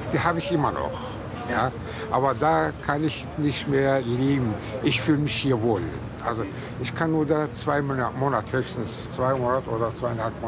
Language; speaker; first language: German; non-native, fluent; Turkish